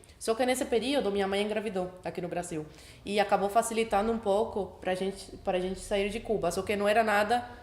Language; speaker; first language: Portuguese; early bilingual, other home language; Spanish